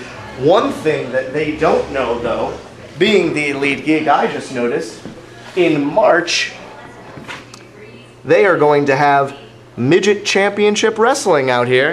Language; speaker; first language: English; native; English